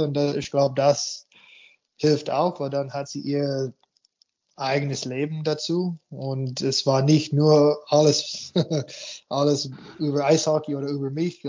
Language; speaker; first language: German; non-native, fluent; English